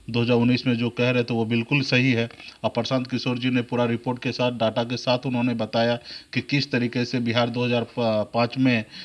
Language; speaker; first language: Hindi; native; Hindi